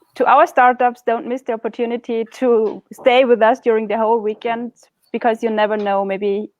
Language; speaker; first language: English; non-native, fluent; German